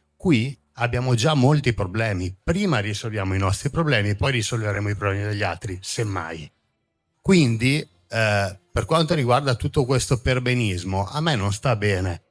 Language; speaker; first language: Italian; early bilingual, other home language; Croatian